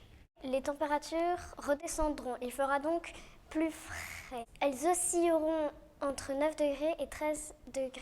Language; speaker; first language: French; native; French